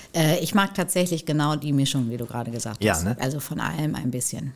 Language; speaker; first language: German; native; German